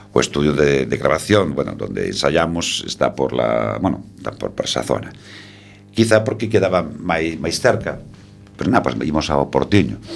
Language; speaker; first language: Galician; non-native, local second language; Spanish